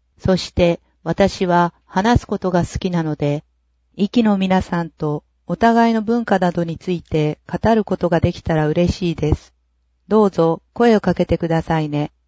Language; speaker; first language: Japanese; native; Japanese